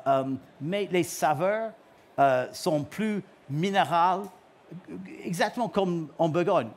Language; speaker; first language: French; non-native, learner; English